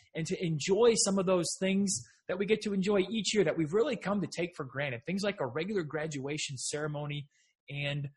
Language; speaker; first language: English; native; English